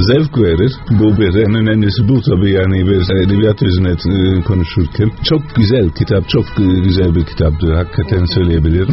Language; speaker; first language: Turkish; non-native, fluent; Dutch